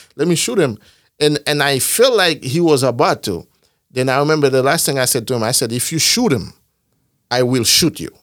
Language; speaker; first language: English; non-native, fluent; Haitian Creole